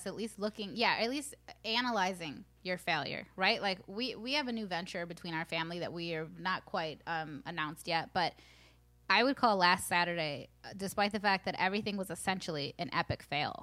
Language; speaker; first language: English; early bilingual, other home language; Spanish